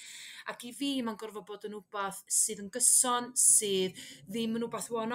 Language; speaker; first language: Welsh; native; Welsh